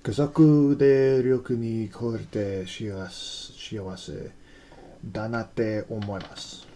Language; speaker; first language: Japanese; non-native, learner; English